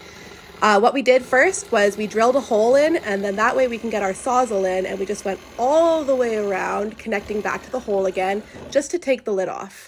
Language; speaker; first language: English; native; English